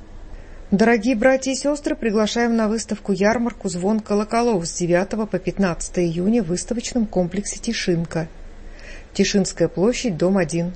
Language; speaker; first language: Russian; native; Russian